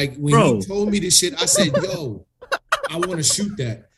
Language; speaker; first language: English; native; English